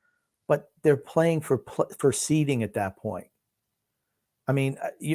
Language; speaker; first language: English; native; English